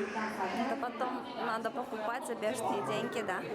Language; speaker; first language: Russian; early bilingual, heritage; Russian